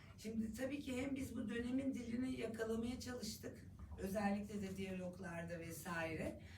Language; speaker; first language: Turkish; native; Turkish